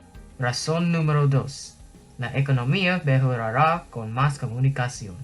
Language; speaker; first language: Spanish; non-native, fluent; English